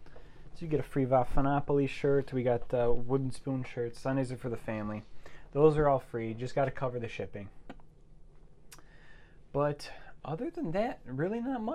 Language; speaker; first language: English; native; English